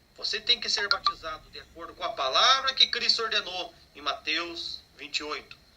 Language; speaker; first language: Portuguese; native; Portuguese